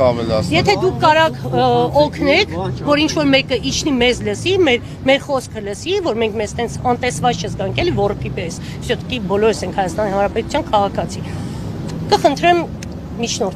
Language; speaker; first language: Armenian; native; Armenian